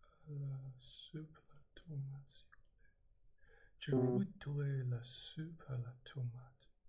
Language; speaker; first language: French; non-native, learner; English